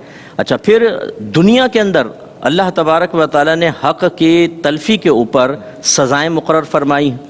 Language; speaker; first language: Urdu; native; Urdu